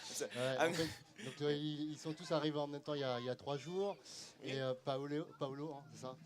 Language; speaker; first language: French; native; French